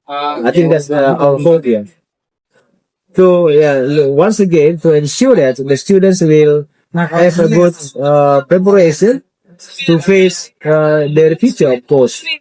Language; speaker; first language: English; non-native, fluent; Indonesian